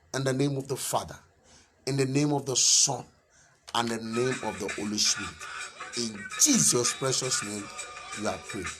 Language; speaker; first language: English; non-native, local second language; Yoruba